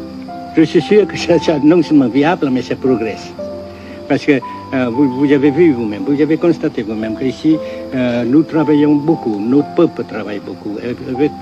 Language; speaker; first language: French; non-native, fluent; Vietnamese